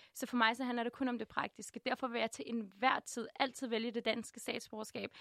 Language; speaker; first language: Danish; early bilingual, other home language; Turkish